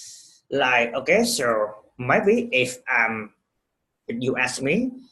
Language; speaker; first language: English; non-native, fluent; Vietnamese